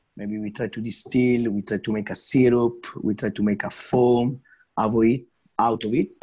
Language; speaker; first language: English; non-native, fluent; Italian